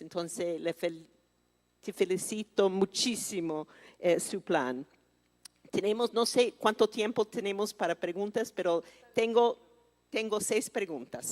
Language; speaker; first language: Spanish; non-native, fluent; English